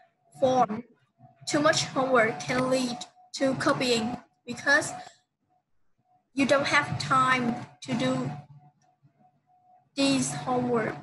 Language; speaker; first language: English; non-native, learner; Vietnamese